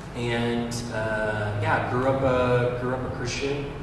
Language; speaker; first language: English; native; English